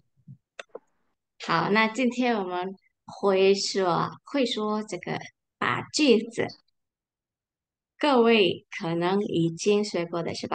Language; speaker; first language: Chinese; non-native, fluent; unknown